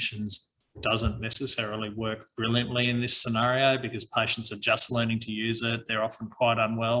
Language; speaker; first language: English; native; English